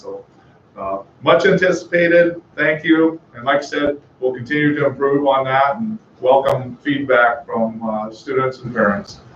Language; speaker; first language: English; native; English